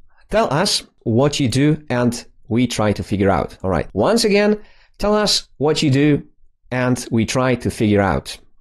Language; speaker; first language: English; non-native, fluent; Polish